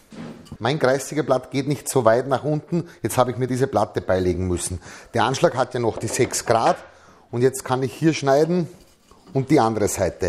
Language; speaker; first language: German; native; German